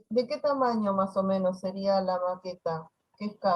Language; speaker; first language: Spanish; native; Spanish